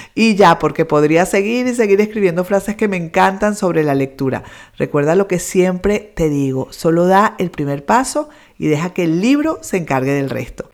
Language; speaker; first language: Spanish; native; Spanish